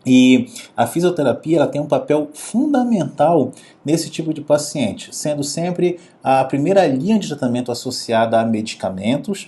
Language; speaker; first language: Portuguese; native; Portuguese